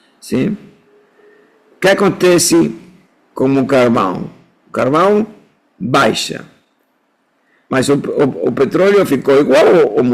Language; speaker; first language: Portuguese; non-native, fluent; Spanish